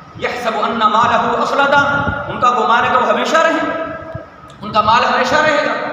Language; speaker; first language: Urdu; non-native, local second language; Punjabi